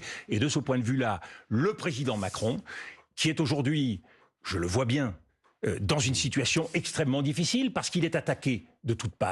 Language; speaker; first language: French; native; French